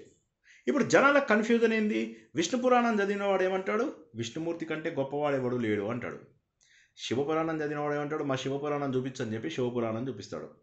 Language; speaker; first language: Telugu; native; Telugu